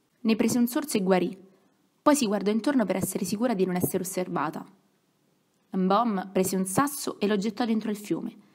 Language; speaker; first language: Italian; native; Italian